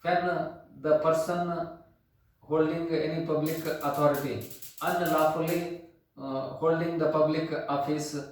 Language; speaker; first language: English; non-native, local second language; Kannada